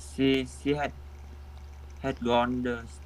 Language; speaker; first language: English; non-native, learner; Vietnamese